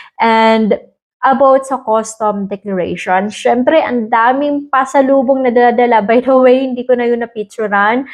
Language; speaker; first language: Filipino; native; Filipino